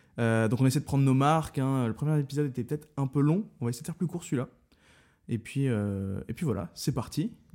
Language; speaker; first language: French; native; French